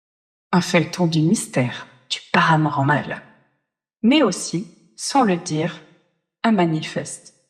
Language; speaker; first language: French; native; French